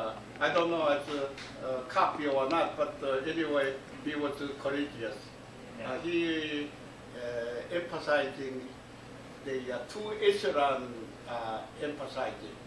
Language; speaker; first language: English; non-native, learner; Korean